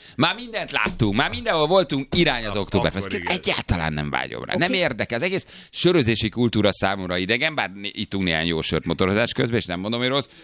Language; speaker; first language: Hungarian; native; Hungarian